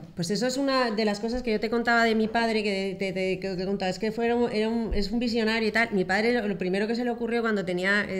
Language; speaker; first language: Spanish; native; Spanish